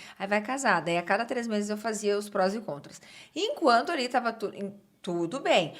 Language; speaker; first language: Portuguese; native; Portuguese